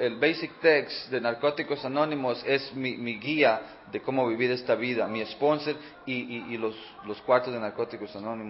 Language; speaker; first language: Spanish; early bilingual, heritage; Spanish